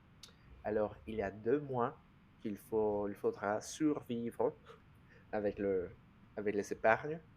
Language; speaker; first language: French; non-native, fluent; Spanish